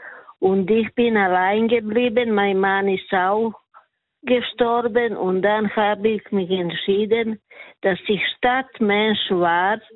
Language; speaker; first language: German; non-native, learner; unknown